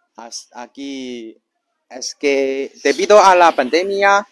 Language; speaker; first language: Spanish; non-native, learner; Chinese